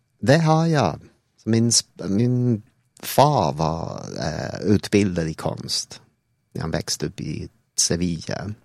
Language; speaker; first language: Swedish; non-native, fluent; English